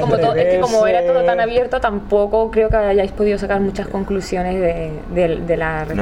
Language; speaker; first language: Spanish; native; Spanish